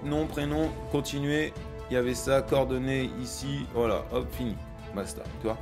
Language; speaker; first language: French; native; French